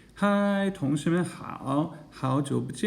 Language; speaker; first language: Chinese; non-native, fluent; English